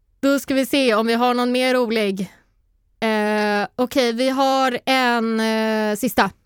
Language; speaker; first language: Swedish; native; Swedish